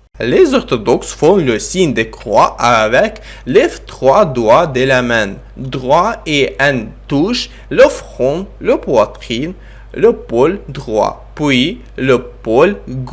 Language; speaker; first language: French; non-native, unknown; Ukrainian